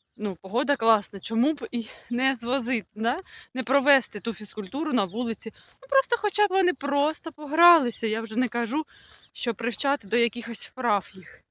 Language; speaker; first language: Ukrainian; non-native, local second language; Russian